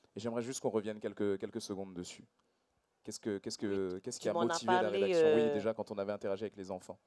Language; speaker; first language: French; native; French